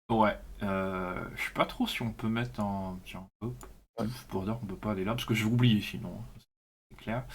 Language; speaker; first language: French; native; French